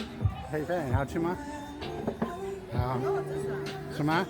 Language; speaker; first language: Chinese; non-native, learner; English